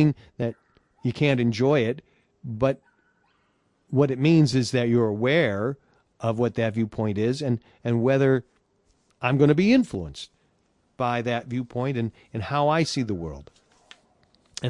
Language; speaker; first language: English; native; English